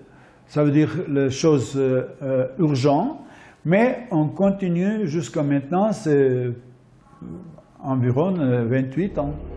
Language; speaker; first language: French; non-native, fluent; Armenian